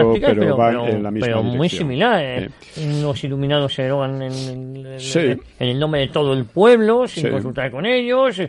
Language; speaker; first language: Spanish; native; Spanish